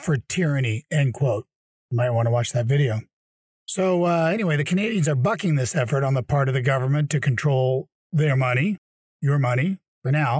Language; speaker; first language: English; native; English